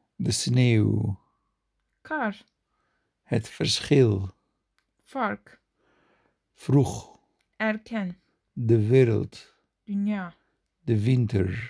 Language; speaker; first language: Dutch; non-native, learner; Turkish